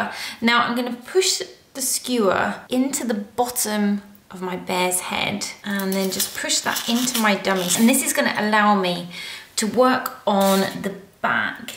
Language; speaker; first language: English; native; English